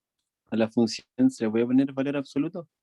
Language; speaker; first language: Spanish; native; Spanish